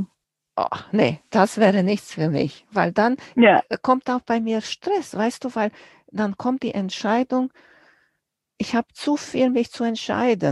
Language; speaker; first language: German; non-native, fluent; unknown